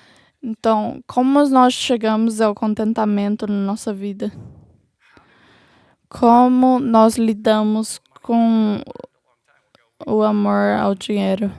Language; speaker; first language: Portuguese; non-native, learner; English